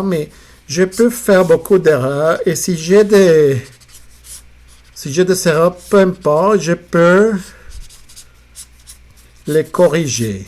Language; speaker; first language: French; non-native, fluent; Spanish